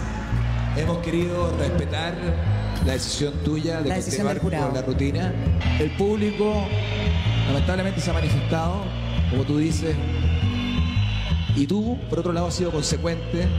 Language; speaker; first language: Spanish; native; Spanish